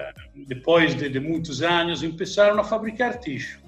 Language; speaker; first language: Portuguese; non-native, learner; Italian